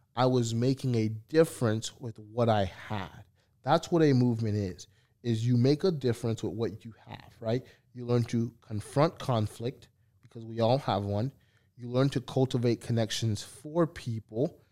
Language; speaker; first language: English; early bilingual, other home language; Haitian Creole